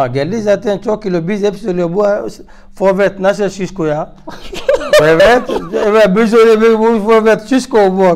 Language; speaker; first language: Turkish; non-native, learner; French